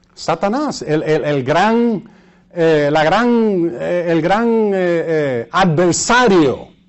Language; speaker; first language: Spanish; early bilingual, heritage; Spanish